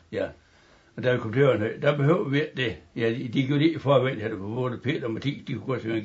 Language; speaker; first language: Danish; native; Danish